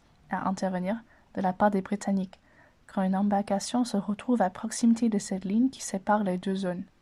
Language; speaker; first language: French; native; French